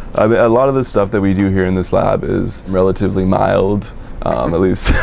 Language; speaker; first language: English; native; English